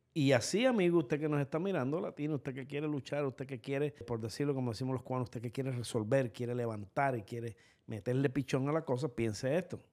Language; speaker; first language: Spanish; native; Spanish